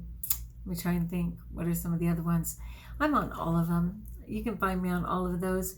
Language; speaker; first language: English; native; English